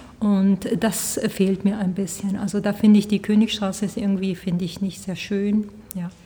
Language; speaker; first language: German; early bilingual, heritage; Spanish